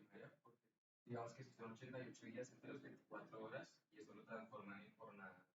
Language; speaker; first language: Spanish; native; Spanish